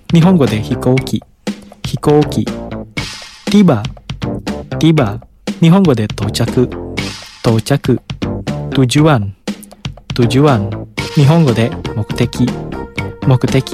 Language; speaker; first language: Japanese; non-native, fluent; Indonesian